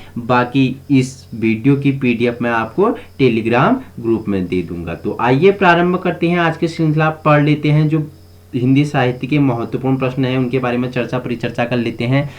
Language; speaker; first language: Hindi; native; Hindi